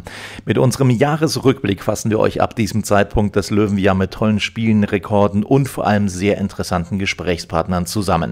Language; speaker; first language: German; native; German